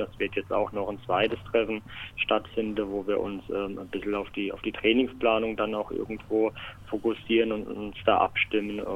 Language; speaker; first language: German; native; German